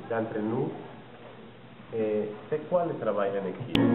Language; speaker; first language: French; non-native, learner; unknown